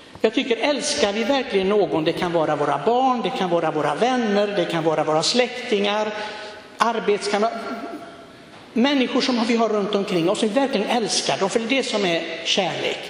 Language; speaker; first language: Swedish; non-native, fluent; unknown